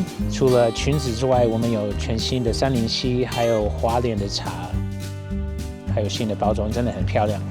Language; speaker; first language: Chinese; non-native, fluent; English